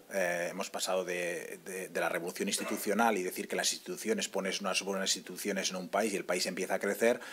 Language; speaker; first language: Spanish; non-native, local second language; Catalan